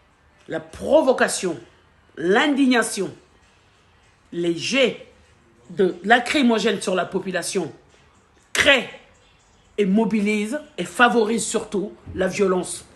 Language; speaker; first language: French; non-native, local second language; Wolof